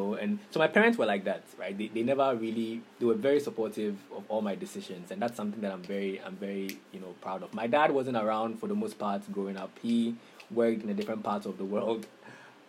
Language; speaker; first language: English; non-native, local second language; Akan